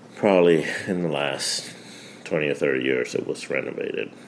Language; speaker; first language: English; early bilingual, other home language; Spanish